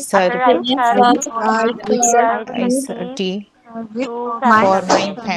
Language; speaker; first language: English; non-native, learner; Hindi